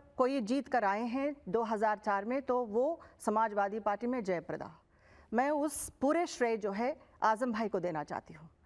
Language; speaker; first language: Hindi; non-native, local second language; Telugu